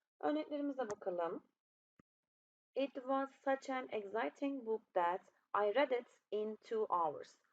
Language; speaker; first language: English; non-native, fluent; Turkish